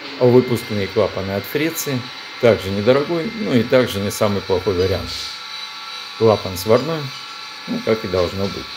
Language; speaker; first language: Russian; native; Russian